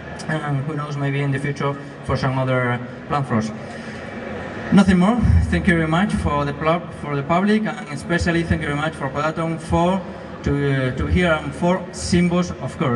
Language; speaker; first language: English; non-native, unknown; Spanish